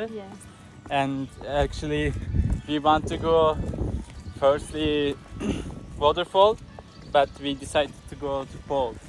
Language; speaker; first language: English; non-native, learner; Turkish